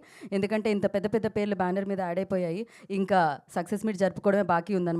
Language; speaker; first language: Telugu; native; Telugu